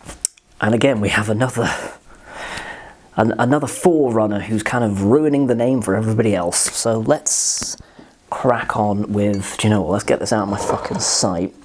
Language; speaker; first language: English; native; English